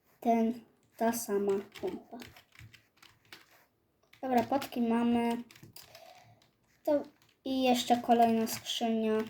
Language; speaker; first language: Polish; native; Polish